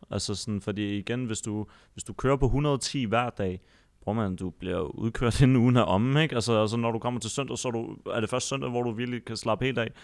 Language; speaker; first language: Danish; early bilingual, other home language; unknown